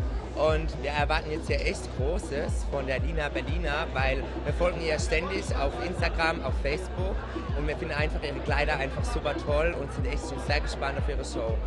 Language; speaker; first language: German; native; German